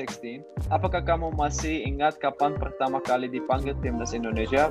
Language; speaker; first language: Indonesian; non-native, learner; Dutch